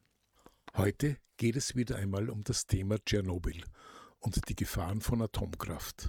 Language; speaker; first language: German; native; German